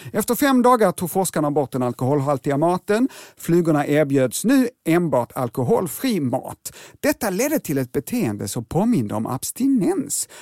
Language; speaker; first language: Swedish; native; Swedish